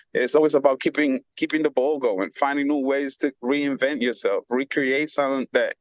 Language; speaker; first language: English; early bilingual, other home language; Spanish